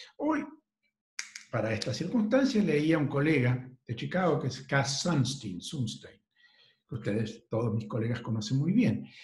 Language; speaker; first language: Spanish; native; Spanish